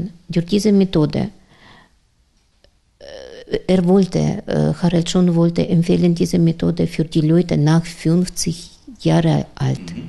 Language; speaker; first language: German; non-native, learner; Russian